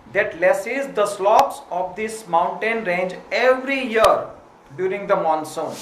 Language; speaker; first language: English; non-native, local second language; Gujarati